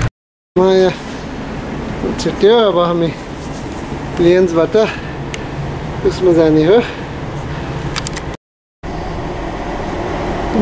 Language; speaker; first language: German; non-native, learner; Nepali